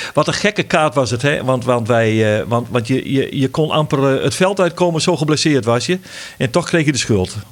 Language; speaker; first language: Dutch; non-native, local second language; Western Frisian